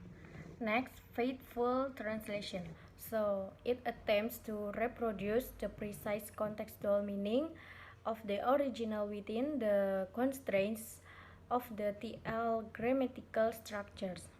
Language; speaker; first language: English; non-native, learner; Indonesian